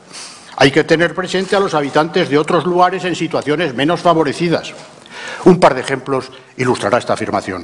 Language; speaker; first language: Spanish; native; Spanish